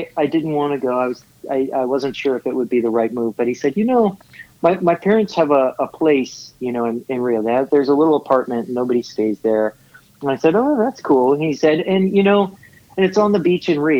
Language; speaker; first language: English; native; English